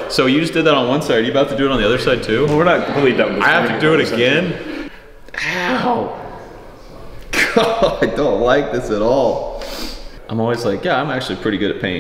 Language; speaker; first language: English; native; English